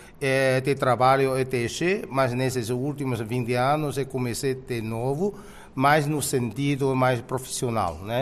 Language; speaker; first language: Portuguese; non-native, fluent; Chinese